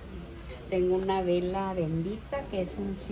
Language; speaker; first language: Spanish; native; Spanish